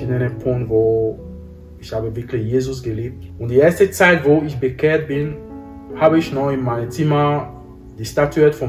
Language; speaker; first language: German; non-native, fluent; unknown